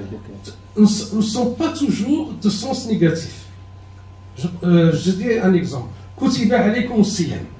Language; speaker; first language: French; non-native, learner; Arabic